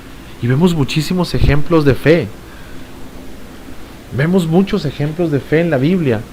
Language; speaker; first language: Spanish; native; Spanish